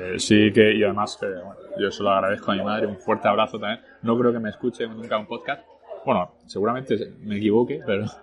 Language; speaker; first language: Spanish; early bilingual, other home language; French